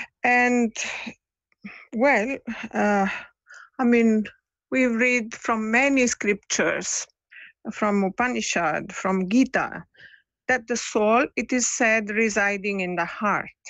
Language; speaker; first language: English; non-native, fluent; Italian